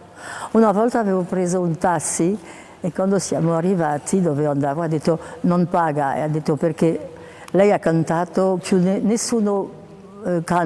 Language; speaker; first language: Italian; non-native, fluent; French